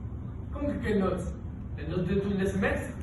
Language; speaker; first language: French; non-native, learner; Spanish